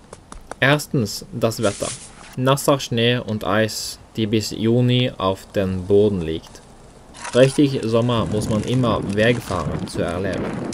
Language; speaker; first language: German; non-native, learner; Norwegian